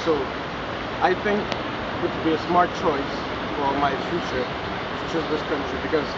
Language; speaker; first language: English; non-native, fluent; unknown